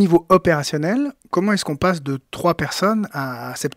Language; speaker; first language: French; native; French